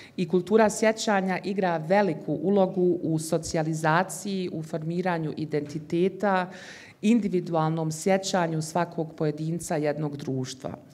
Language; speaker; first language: Bosnian; early bilingual, heritage; Bosnian